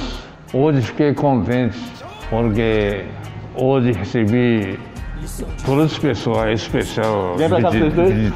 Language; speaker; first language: Portuguese; non-native, fluent; Japanese